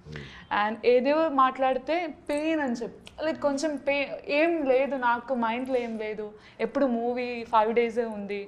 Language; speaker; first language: Telugu; non-native, learner; Malayalam